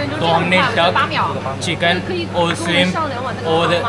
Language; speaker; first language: Hindi; native; Hindi